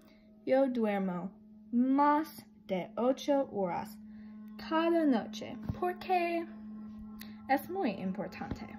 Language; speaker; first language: Spanish; non-native, learner; English